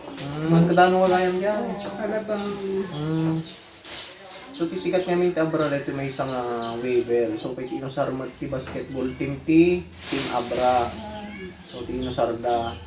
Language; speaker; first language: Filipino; non-native, local second language; Iloko